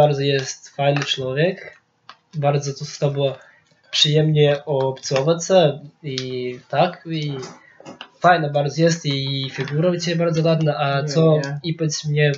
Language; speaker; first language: Polish; non-native, local second language; Lithuanian